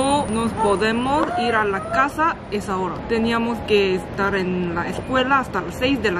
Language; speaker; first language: Spanish; non-native, learner; Korean